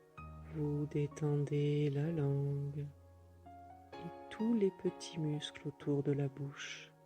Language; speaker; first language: French; native; French